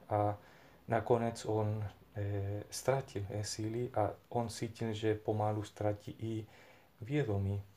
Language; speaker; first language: Czech; non-native, fluent; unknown